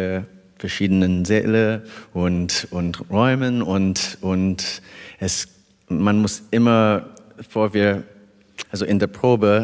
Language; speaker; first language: German; non-native, fluent; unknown